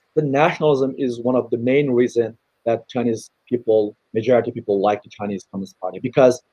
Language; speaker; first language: English; non-native, fluent; Chinese